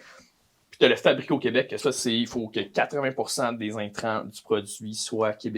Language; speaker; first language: French; native; French